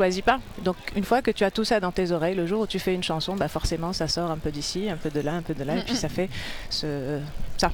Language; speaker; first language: French; non-native, local second language; Arabic